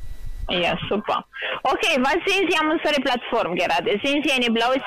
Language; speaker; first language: German; non-native, learner; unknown